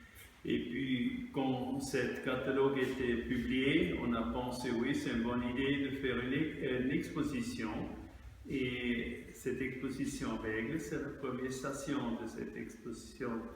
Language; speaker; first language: French; non-native, fluent; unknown